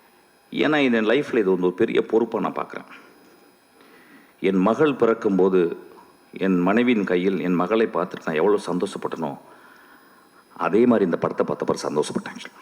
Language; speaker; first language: Tamil; native; Tamil